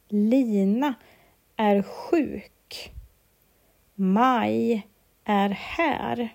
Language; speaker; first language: Swedish; non-native, learner; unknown